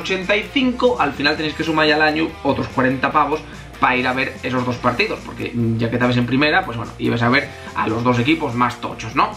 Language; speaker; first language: Spanish; native; Spanish